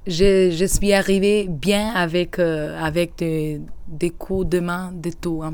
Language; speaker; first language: French; non-native, learner; Albanian